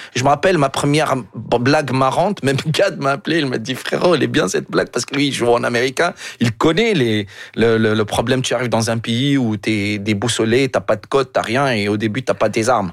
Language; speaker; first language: French; non-native, local second language; Arabic